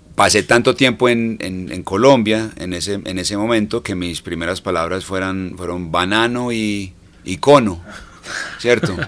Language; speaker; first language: Spanish; early bilingual, heritage; English